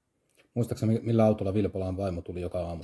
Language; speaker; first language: Finnish; native; Finnish